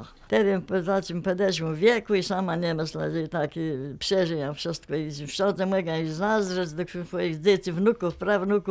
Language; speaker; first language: Polish; non-native, local second language; Kashubian